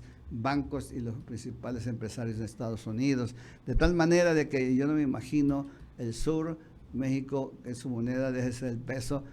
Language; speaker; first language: Spanish; native; Spanish